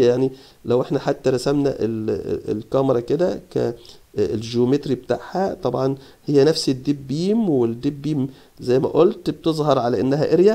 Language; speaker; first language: Arabic; native; Arabic